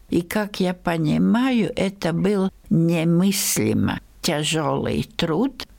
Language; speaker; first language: Russian; non-native, local second language; Latvian